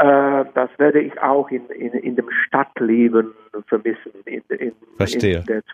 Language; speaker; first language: German; non-native, fluent; Czech